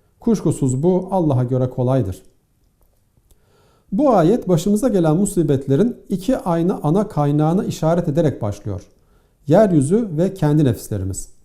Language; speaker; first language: Turkish; native; Turkish